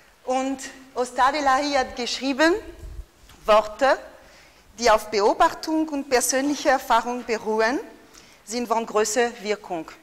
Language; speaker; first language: German; non-native, fluent; French